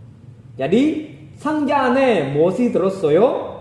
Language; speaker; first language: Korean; non-native, fluent; Indonesian